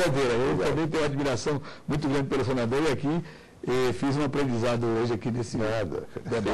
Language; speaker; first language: Portuguese; native; Portuguese